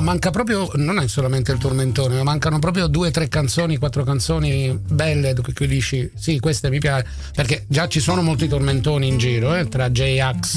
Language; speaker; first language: Italian; native; Italian